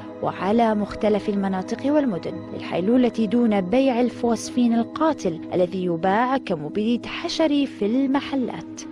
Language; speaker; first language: Arabic; native; Arabic